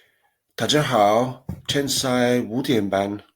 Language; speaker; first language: Chinese; non-native, learner; English